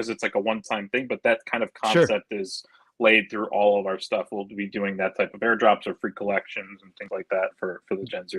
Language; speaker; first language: English; native; English